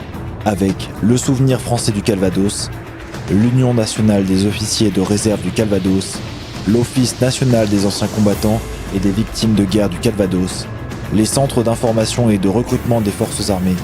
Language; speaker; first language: French; native; French